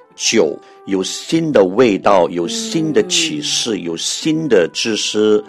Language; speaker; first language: Chinese; non-native, local second language; Cantonese